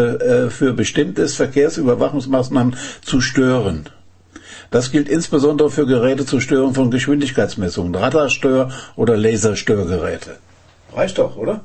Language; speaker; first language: German; native; German